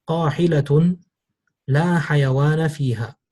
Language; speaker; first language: Arabic; non-native, fluent; English